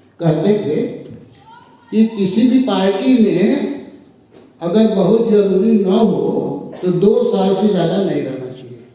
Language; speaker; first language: Hindi; native; Hindi